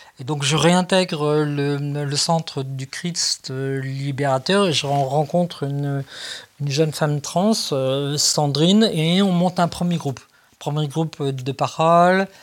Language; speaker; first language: French; native; French